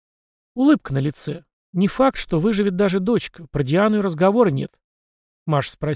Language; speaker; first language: Russian; native; Russian